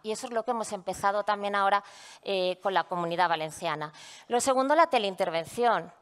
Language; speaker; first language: Spanish; native; Spanish